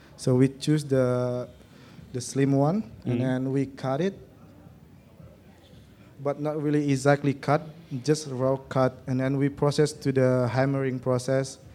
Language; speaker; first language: English; non-native, learner; Indonesian